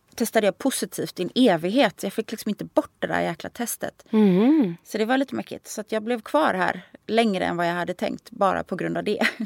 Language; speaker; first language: Swedish; native; Swedish